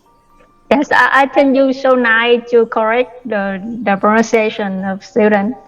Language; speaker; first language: English; non-native, learner; Vietnamese